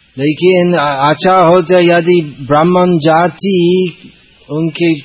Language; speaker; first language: Hindi; non-native, fluent; English